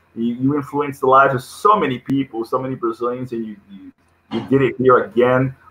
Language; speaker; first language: English; non-native, fluent; Portuguese